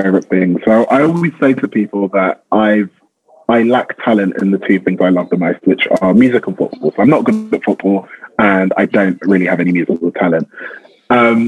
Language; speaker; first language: English; native; English